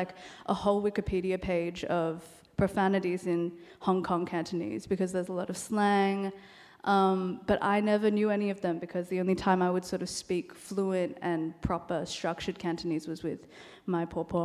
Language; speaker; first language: English; non-native, local second language; Cantonese